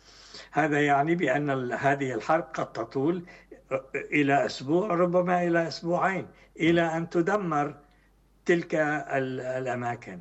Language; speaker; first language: Arabic; native; Arabic